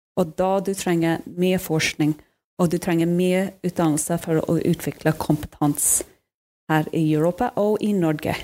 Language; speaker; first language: Norwegian; non-native, fluent; English